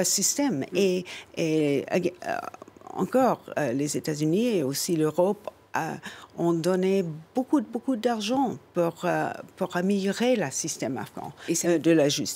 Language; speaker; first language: French; non-native, fluent; English